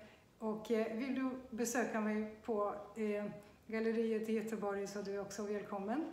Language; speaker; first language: Swedish; non-native, fluent; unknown